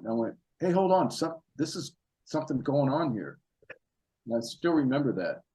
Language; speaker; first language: English; native; English